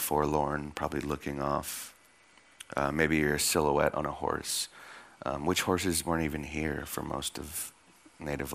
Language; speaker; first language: English; native; English